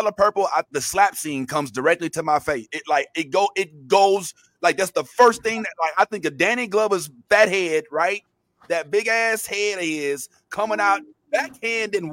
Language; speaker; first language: English; native; English